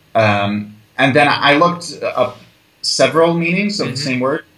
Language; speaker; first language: English; early bilingual, other home language; Chechen